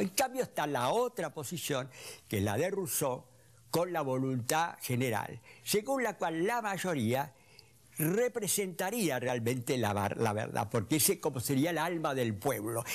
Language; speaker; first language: Spanish; native; Spanish